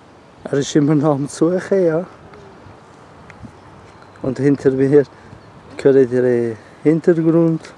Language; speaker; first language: German; non-native, learner; Turkish